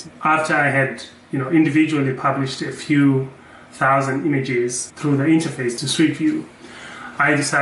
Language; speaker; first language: English; non-native, local second language; Shona